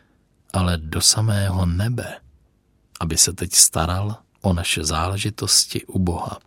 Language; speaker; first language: Czech; native; Czech